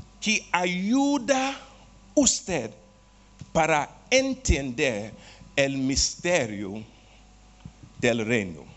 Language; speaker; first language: Spanish; non-native, learner; Portuguese